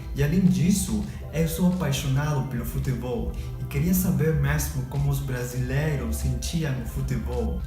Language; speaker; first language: Portuguese; non-native, fluent; Spanish